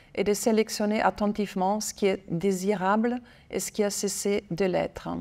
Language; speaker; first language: French; non-native, fluent; German